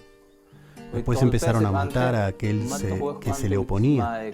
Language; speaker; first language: Spanish; native; Spanish